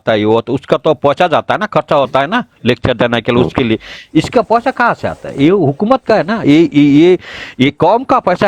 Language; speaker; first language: Hindi; non-native, learner; Bangla